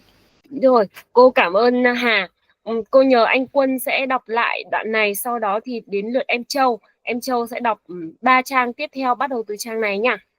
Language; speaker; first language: Vietnamese; native; Vietnamese